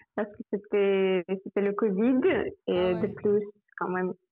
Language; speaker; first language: French; non-native, fluent; Russian